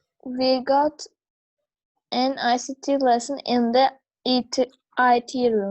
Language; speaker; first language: English; non-native, learner; Turkish